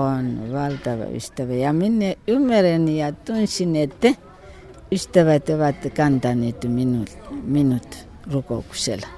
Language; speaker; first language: Finnish; non-native, fluent; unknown